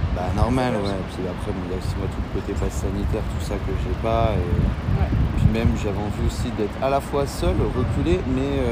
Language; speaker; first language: French; native; French